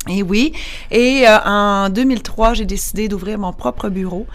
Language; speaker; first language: French; native; French